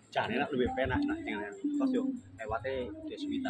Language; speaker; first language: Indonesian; non-native, local second language; Javanese